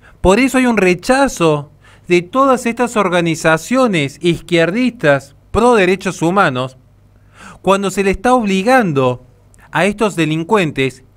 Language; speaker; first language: Spanish; native; Spanish